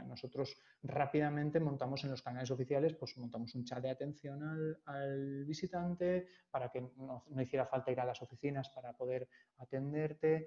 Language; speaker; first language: Spanish; native; Spanish